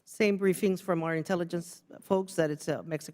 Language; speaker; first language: English; native; English